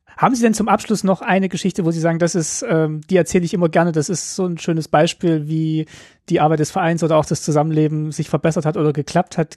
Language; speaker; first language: German; native; German